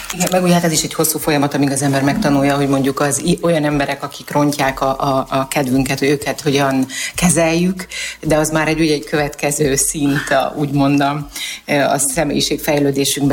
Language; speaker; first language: Hungarian; native; Hungarian